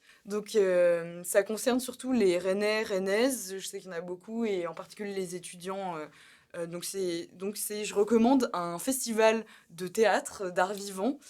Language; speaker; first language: French; native; French